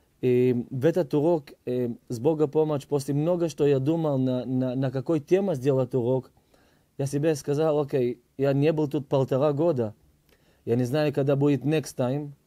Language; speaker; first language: Russian; early bilingual, heritage; Hebrew